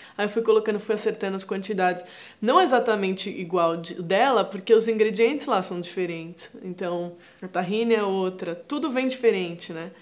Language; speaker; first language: Portuguese; native; Portuguese